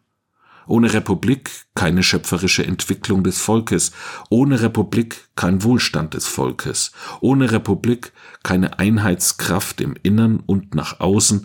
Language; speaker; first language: German; native; German